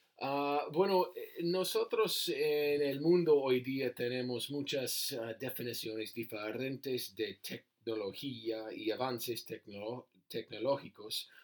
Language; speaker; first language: Spanish; non-native, learner; English